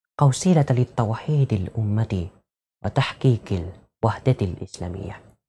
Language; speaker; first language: Arabic; non-native, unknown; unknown